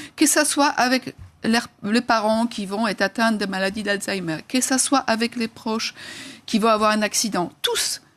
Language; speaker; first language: French; non-native, fluent; Polish